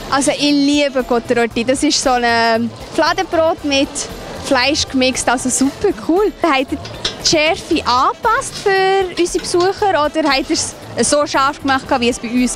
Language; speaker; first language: German; early bilingual, other home language; Tamil